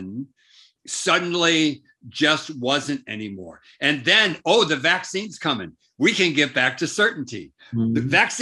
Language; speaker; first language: English; native; English